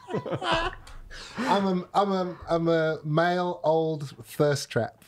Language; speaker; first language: English; native; English